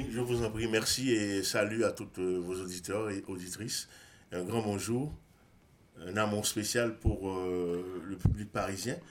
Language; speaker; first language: French; non-native, local second language; Haitian Creole